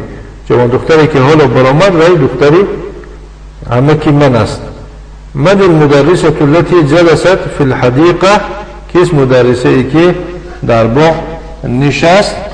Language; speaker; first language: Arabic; non-native, fluent; Tajik